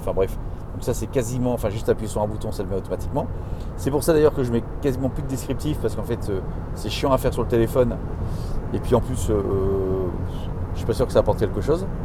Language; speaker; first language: French; native; French